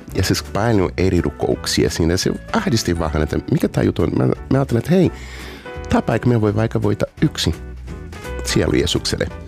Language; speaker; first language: Finnish; non-native, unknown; Portuguese